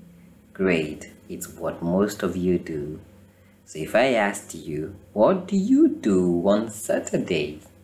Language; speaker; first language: English; non-native, fluent; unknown